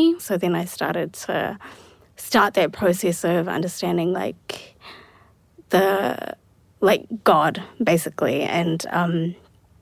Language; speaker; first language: English; native; English